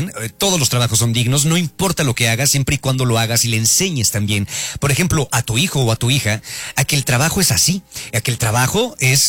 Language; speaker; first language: Spanish; native; Spanish